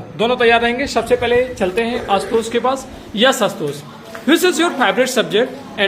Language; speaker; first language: Hindi; native; Hindi